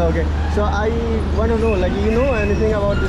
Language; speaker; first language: English; non-native, local second language; Hindi